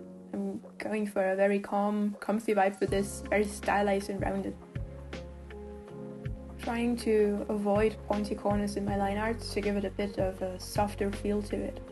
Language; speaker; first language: English; non-native, fluent; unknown